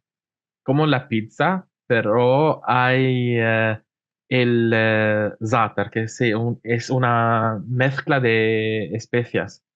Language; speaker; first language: Spanish; non-native, fluent; Arabic